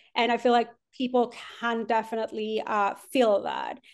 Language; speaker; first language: English; non-native, fluent; Spanish